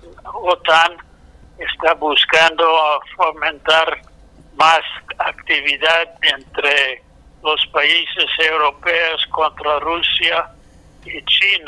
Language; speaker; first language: Spanish; non-native, fluent; English